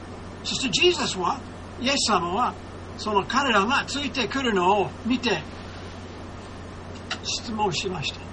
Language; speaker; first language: Japanese; non-native, fluent; English